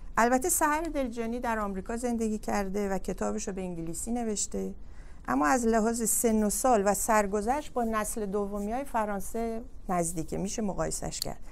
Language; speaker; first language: Persian; native; Persian